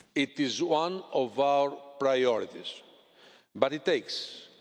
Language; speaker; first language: English; non-native, fluent; Greek